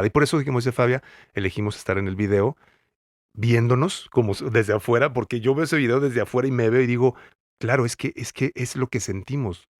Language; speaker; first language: Spanish; native; Spanish